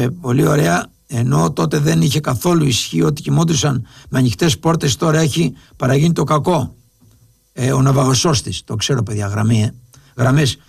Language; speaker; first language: Greek; native; Greek